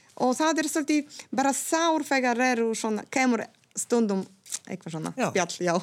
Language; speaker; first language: Icelandic; non-native, fluent; Polish